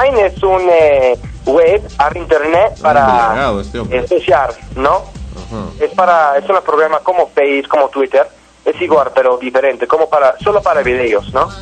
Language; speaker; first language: Spanish; non-native, learner; English